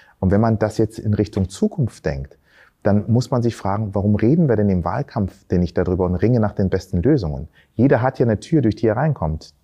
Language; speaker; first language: German; early bilingual, other home language; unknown